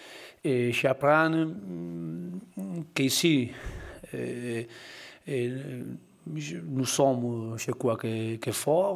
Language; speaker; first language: French; non-native, learner; Spanish